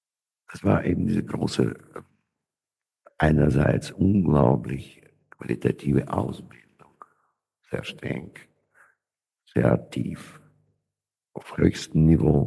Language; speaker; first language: German; non-native, fluent; Russian